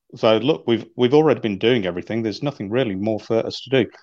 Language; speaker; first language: English; native; English